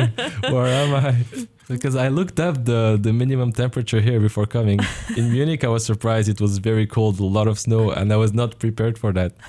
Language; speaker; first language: English; non-native, fluent; Arabic